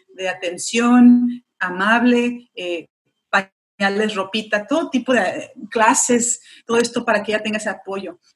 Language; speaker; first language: Spanish; early bilingual, heritage; Spanish